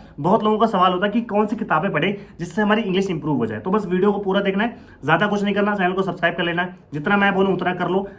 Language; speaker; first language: Hindi; native; Hindi